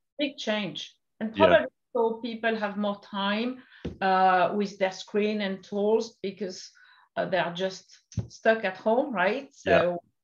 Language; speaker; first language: English; non-native, fluent; French